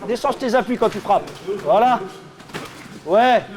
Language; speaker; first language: French; native; French